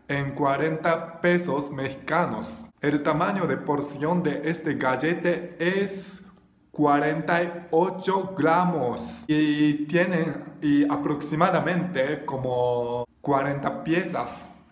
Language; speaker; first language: Spanish; non-native, learner; Japanese